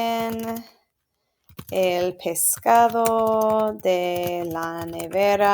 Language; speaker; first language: Spanish; non-native, fluent; English